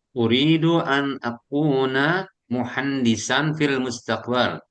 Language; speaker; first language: Arabic; non-native, learner; Indonesian